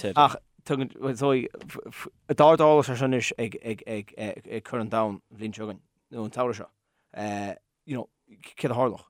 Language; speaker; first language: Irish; non-native, local second language; English